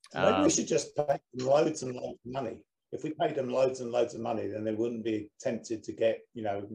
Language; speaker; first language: English; native; English